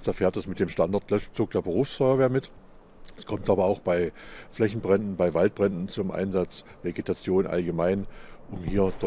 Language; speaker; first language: German; native; German